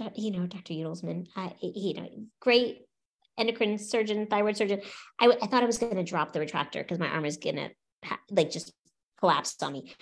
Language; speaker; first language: English; native; English